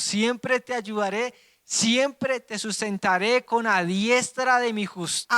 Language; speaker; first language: Spanish; native; Spanish